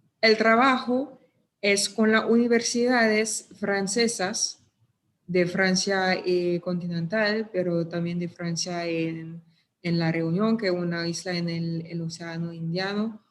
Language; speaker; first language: Spanish; non-native, fluent; French